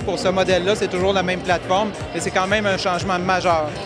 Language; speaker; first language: French; native; French